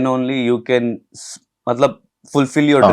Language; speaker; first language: Telugu; non-native, learner; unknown